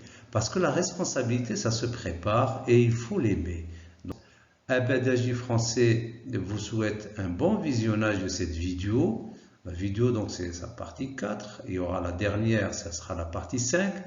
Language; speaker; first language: French; non-native, local second language; Arabic